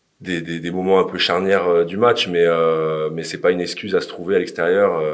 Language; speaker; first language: French; native; French